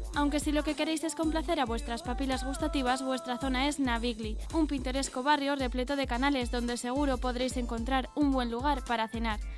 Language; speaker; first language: Spanish; native; Spanish